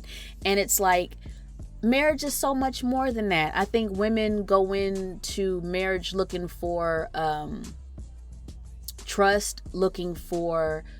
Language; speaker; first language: English; native; English